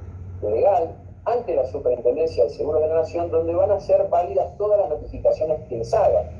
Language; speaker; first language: Spanish; native; Spanish